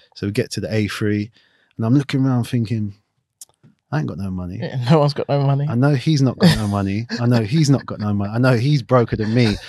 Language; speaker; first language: English; native; English